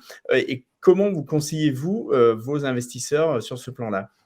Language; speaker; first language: French; native; French